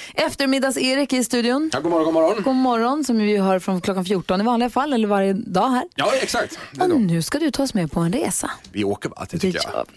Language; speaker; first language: Swedish; native; Swedish